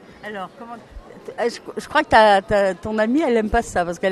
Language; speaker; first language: French; native; French